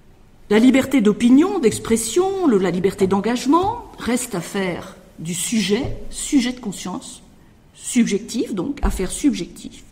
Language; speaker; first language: French; native; French